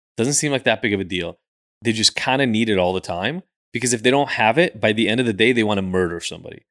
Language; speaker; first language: English; early bilingual, other home language; Hebrew